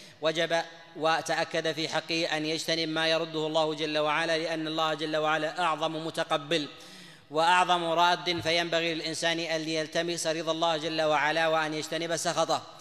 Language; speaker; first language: Arabic; native; Arabic